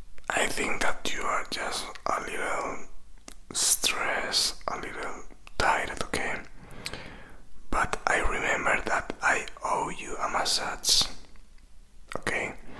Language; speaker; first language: English; non-native, fluent; Spanish